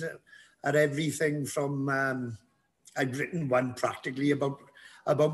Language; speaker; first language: English; native; English